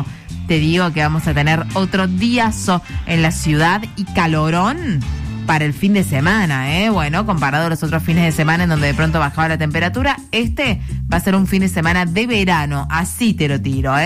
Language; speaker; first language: Spanish; native; Spanish